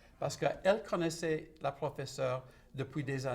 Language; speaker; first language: French; non-native, local second language; English